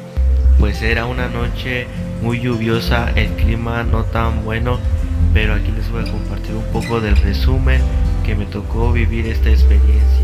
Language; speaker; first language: Spanish; native; Spanish